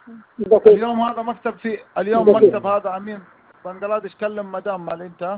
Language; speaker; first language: Arabic; non-native, learner; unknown